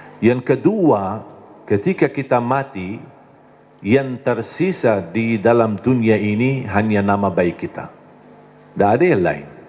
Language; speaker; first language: Indonesian; non-native, fluent; Arabic